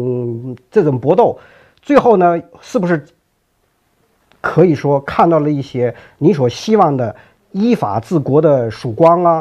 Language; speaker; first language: Chinese; native; Chinese